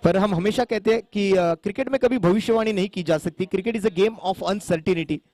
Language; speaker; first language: Hindi; non-native, local second language; Marathi